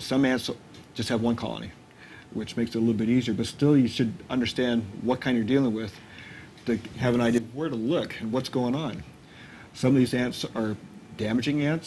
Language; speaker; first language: English; native; English